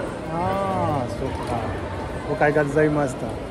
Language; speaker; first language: Japanese; non-native, learner; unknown